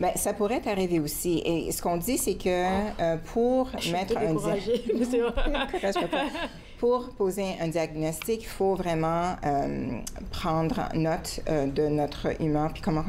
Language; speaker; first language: French; native; French